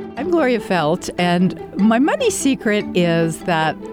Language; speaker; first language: English; native; English